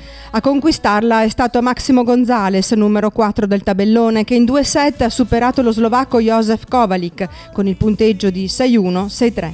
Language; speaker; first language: Italian; native; Italian